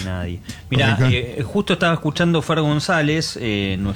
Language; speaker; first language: Spanish; native; Spanish